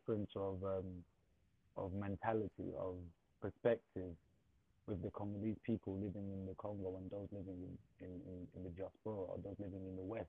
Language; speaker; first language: English; native; English